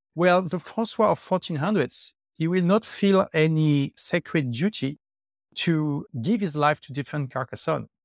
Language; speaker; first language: English; non-native, fluent; French